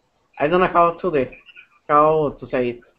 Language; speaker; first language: English; non-native, learner; Spanish